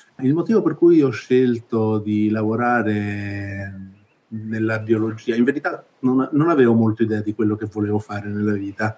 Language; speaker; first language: Italian; early bilingual, other home language; Spanish